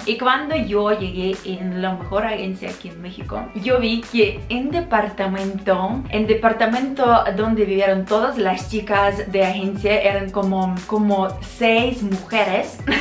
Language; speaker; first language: Spanish; non-native, fluent; Ukrainian